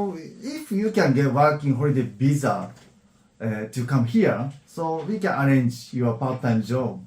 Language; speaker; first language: English; non-native, learner; Japanese